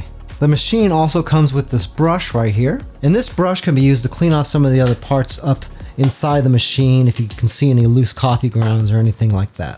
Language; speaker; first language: English; native; English